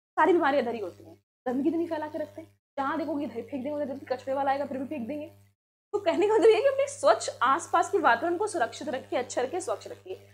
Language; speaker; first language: Hindi; native; Hindi